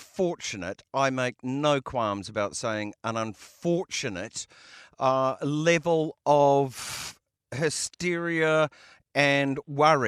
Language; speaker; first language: English; native; English